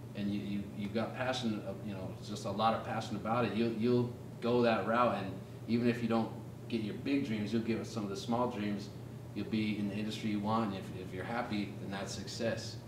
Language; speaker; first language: English; native; English